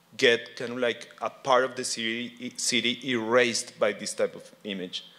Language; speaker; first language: English; non-native, fluent; Spanish